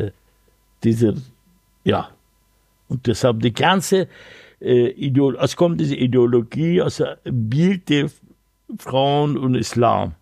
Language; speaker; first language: German; non-native, learner; Persian